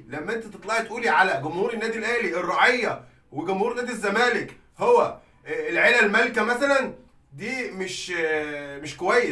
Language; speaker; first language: Arabic; native; Arabic